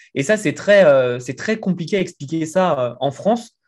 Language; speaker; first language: French; native; French